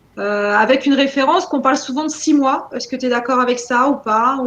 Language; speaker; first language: French; native; French